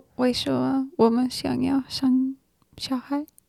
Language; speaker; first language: Chinese; non-native, learner; English